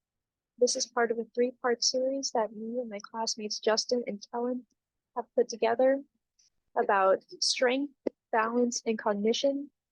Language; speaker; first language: English; native; English